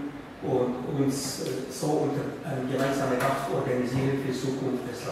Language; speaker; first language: German; non-native, fluent; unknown